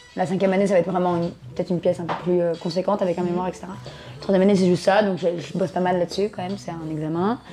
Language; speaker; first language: French; native; French